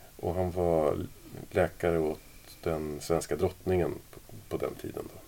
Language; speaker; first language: Swedish; native; Swedish